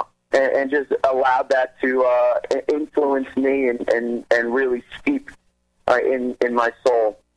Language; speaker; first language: English; native; English